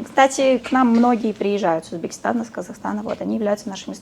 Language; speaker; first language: Russian; native; Russian